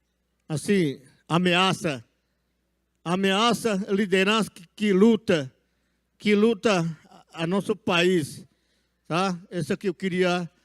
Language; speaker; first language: Portuguese; non-native, local second language; Yanomámi